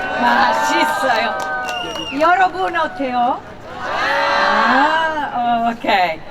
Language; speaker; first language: Korean; non-native, learner; Italian